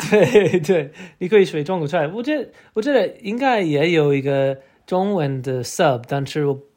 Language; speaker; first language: Chinese; non-native, learner; English